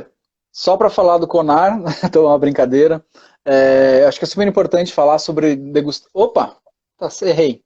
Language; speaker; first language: Portuguese; native; Portuguese